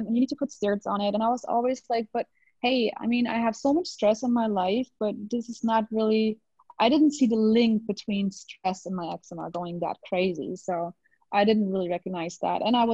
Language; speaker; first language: English; non-native, fluent; German